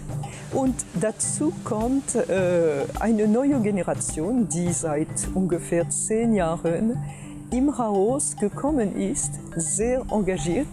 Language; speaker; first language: German; non-native, fluent; French